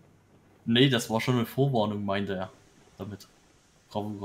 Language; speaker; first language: German; native; German